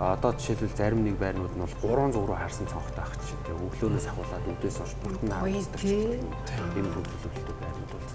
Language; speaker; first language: Mongolian; native; Mongolian